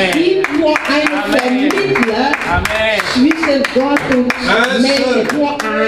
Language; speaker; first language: German; non-native, learner; French